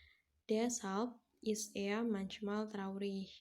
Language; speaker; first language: German; non-native, learner; Indonesian